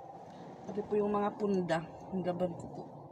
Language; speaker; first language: Filipino; native; Filipino